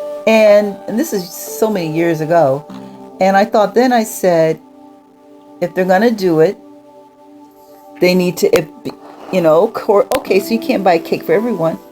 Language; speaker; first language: English; native; English